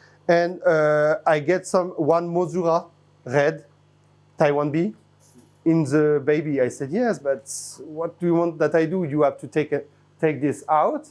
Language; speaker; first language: English; non-native, fluent; French